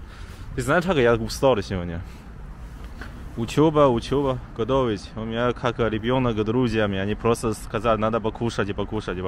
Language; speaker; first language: Russian; non-native, learner; Chinese